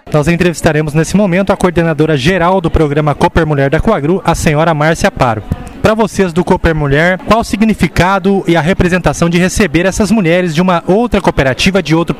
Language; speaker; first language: Portuguese; native; Portuguese